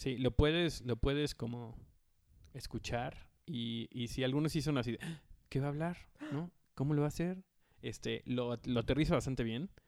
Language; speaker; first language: Spanish; native; Spanish